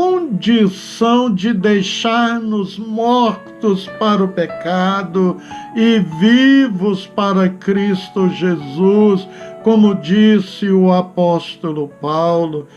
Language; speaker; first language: Portuguese; native; Portuguese